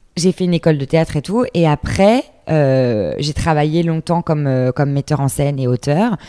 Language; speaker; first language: French; native; French